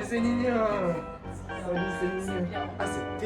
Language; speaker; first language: French; native; French